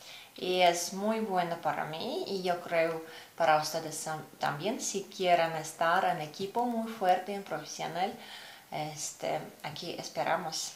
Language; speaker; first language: Spanish; non-native, learner; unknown